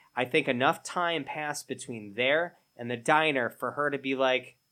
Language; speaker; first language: English; native; English